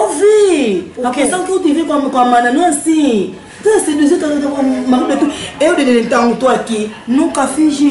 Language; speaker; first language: Portuguese; non-native, learner; Lingala